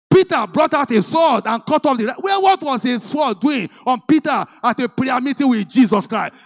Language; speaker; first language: English; non-native, local second language; Yoruba